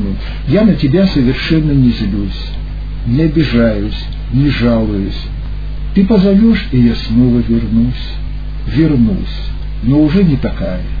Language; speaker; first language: Russian; native; Russian